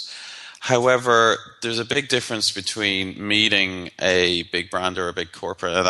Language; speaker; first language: English; native; English